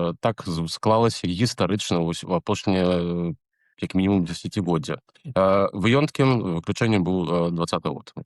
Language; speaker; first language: Belarusian; native; Belarusian